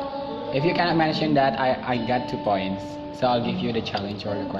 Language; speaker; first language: English; non-native, fluent; Indonesian